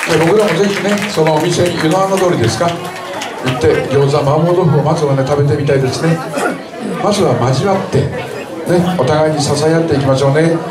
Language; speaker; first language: Japanese; native; Japanese